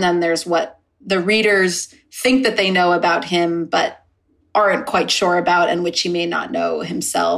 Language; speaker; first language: English; native; English